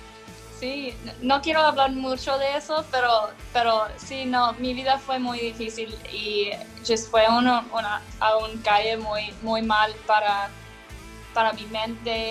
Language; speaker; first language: Spanish; non-native, learner; English